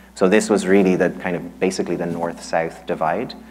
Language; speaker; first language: English; native; English